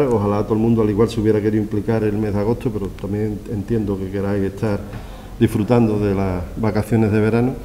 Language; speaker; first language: Spanish; native; Spanish